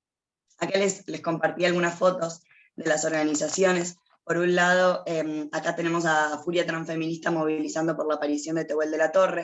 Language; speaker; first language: Spanish; native; Spanish